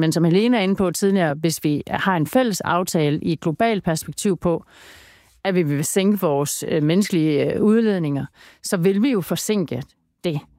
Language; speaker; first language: Danish; native; Danish